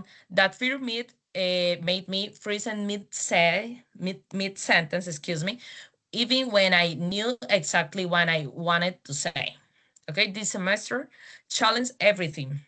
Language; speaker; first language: English; non-native, fluent; Spanish